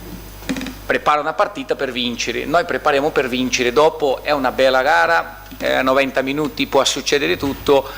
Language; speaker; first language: Italian; non-native, fluent; Portuguese